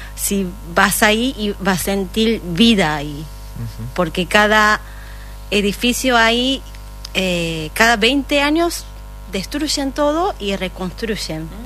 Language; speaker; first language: Spanish; non-native, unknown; Japanese